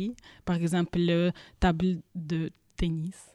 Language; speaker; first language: French; non-native, learner; Russian